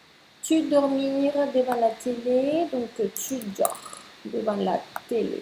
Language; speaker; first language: French; non-native, fluent; Spanish